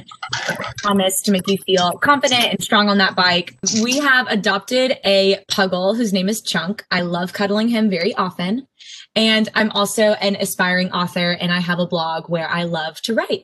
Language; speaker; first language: English; native; English